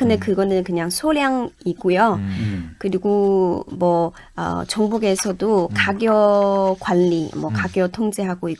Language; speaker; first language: Korean; non-native, fluent; Chinese